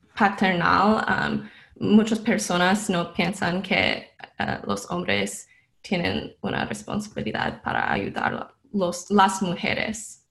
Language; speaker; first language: Spanish; non-native, learner; English